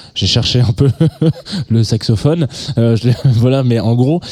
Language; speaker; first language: French; native; French